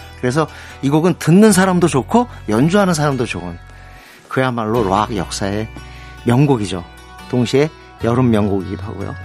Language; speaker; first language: Korean; native; Korean